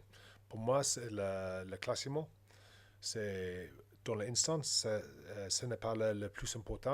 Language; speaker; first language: French; non-native, learner; English